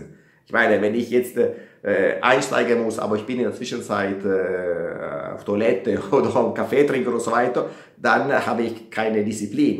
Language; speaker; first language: German; non-native, fluent; Italian